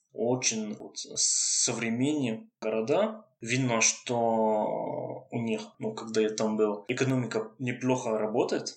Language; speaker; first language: Russian; non-native, fluent; French